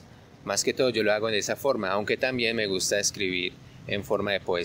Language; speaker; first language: Spanish; native; Spanish